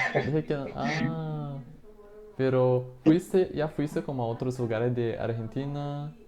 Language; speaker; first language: Spanish; non-native, fluent; Portuguese